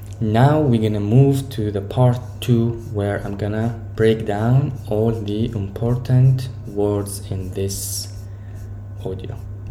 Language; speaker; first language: English; non-native, fluent; Arabic